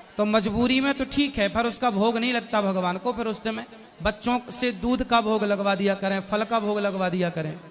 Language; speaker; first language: Hindi; native; Hindi